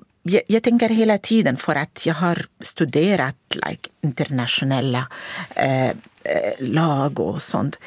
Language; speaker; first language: Swedish; non-native, learner; Arabic